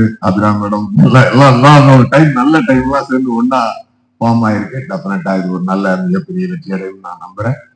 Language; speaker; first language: Tamil; native; Tamil